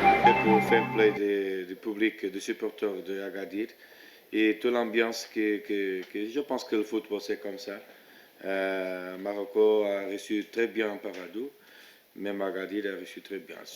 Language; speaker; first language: French; non-native, fluent; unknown